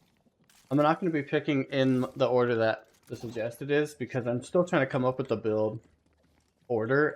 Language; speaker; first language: English; native; English